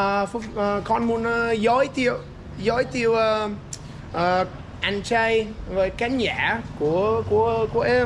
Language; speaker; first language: Vietnamese; non-native, fluent; English